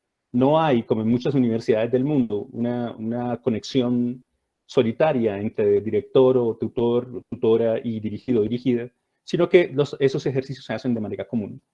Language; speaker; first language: Spanish; native; Spanish